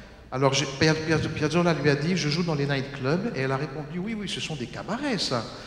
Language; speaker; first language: French; native; French